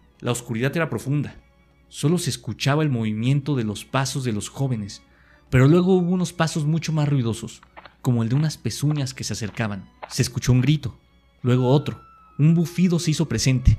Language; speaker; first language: Spanish; native; Spanish